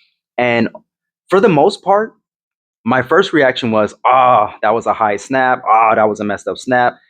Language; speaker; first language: English; native; English